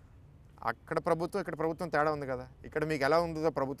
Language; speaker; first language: Telugu; native; Telugu